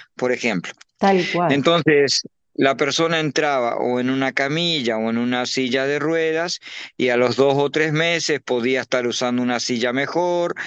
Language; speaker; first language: Spanish; native; Spanish